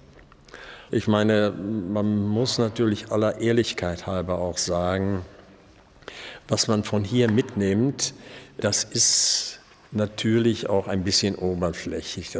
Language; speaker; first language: German; native; German